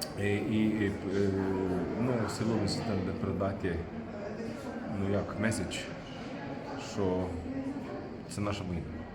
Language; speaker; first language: Ukrainian; non-native, learner; Lithuanian